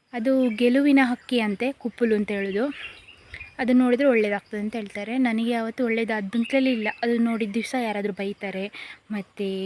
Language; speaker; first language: Kannada; native; Kannada